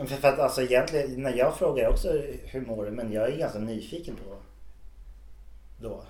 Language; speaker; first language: Swedish; native; Swedish